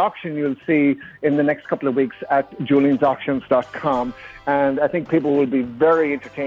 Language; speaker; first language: English; native; English